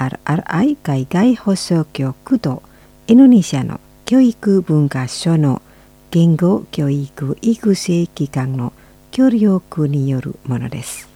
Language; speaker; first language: Japanese; non-native, fluent; Indonesian